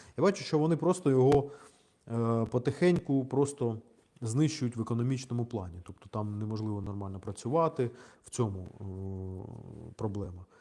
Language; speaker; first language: Ukrainian; non-native, local second language; Russian